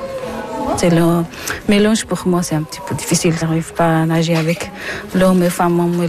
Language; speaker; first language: French; non-native, learner; Persian